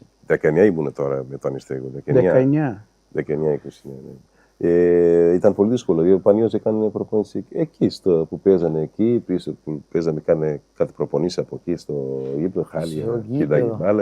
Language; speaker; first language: Greek; non-native, learner; Kabuverdianu